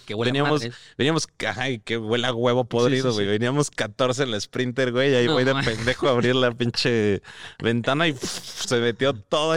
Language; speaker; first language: Spanish; native; Spanish